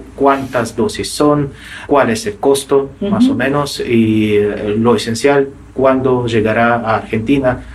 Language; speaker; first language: Spanish; non-native, fluent; Russian